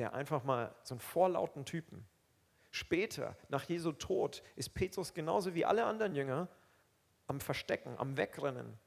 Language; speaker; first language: German; native; German